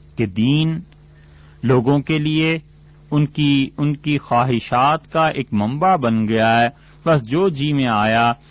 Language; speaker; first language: Urdu; non-native, local second language; Punjabi